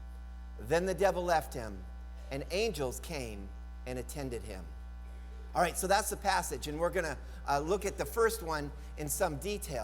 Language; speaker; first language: English; native; English